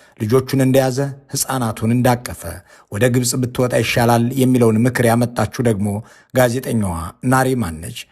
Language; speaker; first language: Amharic; native; Amharic